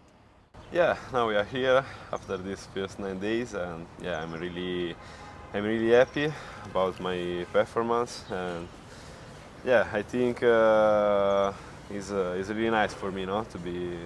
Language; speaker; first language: English; non-native, fluent; Italian